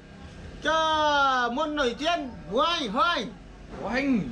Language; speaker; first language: Vietnamese; non-native, learner; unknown